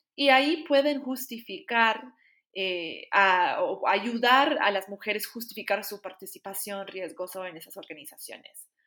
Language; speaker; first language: Spanish; non-native, fluent; English